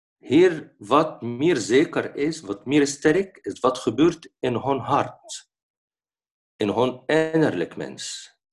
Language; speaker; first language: Dutch; non-native, fluent; Arabic